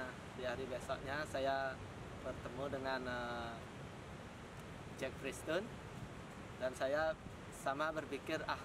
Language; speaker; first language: Indonesian; non-native, local second language; Balinese